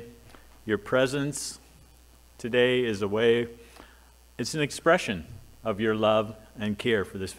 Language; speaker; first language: English; native; English